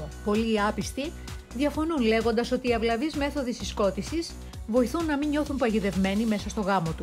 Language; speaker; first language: Greek; native; Greek